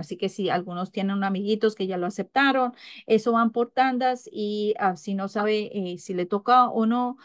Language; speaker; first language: Spanish; early bilingual, heritage; English